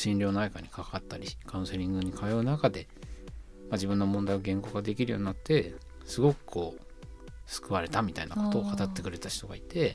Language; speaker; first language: Japanese; native; Japanese